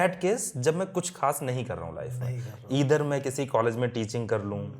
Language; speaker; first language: Hindi; native; Hindi